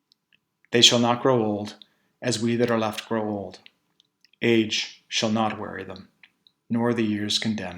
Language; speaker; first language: English; native; English